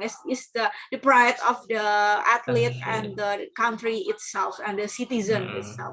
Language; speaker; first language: English; non-native, learner; Indonesian